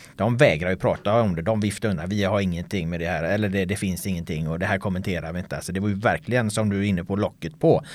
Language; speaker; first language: Swedish; native; Swedish